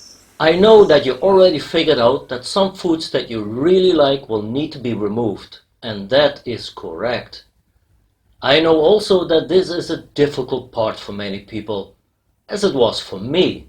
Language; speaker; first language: English; non-native, fluent; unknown